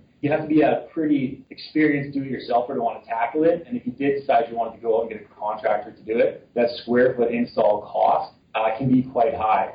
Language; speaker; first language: English; native; English